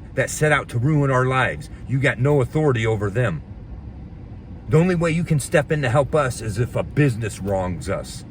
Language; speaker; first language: English; native; English